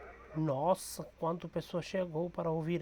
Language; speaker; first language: Portuguese; non-native, learner; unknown